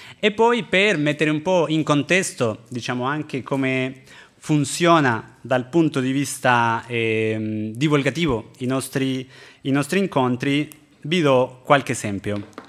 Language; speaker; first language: Italian; non-native, fluent; Spanish